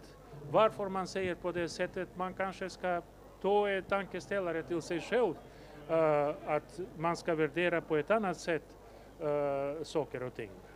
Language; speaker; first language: Swedish; non-native, fluent; Macedonian